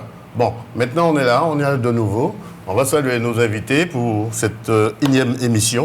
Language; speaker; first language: French; native; French